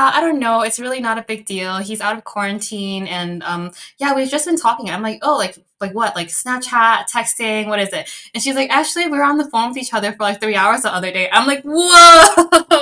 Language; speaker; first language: English; early bilingual, other home language; Cantonese